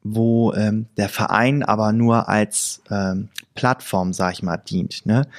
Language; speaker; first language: German; native; German